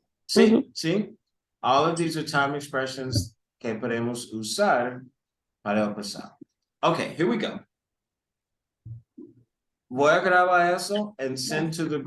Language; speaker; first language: Spanish; early bilingual, heritage; Spanish